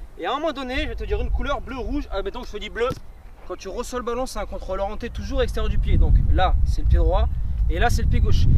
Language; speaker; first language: French; native; French